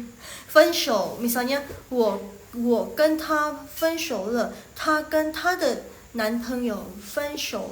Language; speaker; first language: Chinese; non-native, fluent; Indonesian